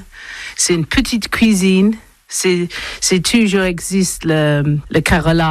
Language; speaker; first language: French; non-native, learner; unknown